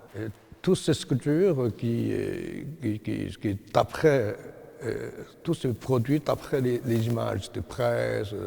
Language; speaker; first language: French; non-native, fluent; Chinese